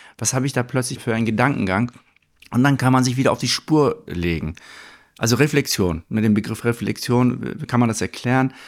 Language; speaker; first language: German; early bilingual, other home language; Turkish